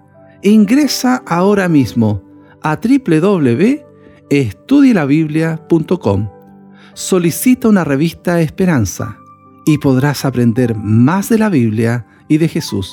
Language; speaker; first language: Spanish; native; Spanish